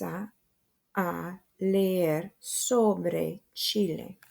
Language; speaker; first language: Spanish; non-native, fluent; English